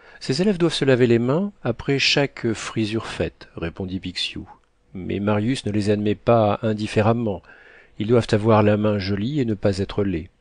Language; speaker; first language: French; native; French